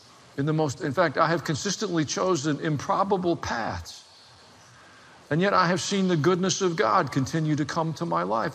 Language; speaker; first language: English; native; English